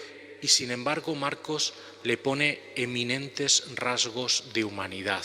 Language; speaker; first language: Spanish; native; Spanish